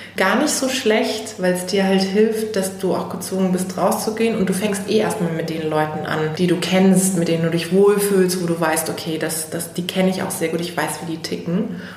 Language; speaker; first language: German; native; German